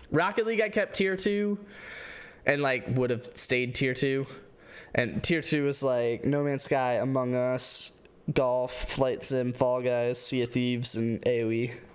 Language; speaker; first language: English; native; English